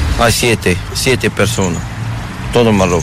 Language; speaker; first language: Spanish; non-native, learner; Arabic